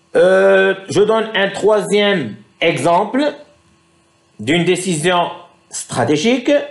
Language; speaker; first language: French; non-native, local second language; Arabic